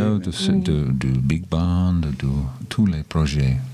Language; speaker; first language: French; non-native, learner; English